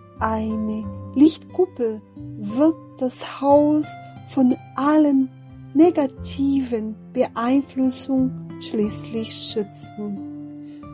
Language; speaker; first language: German; non-native, fluent; Portuguese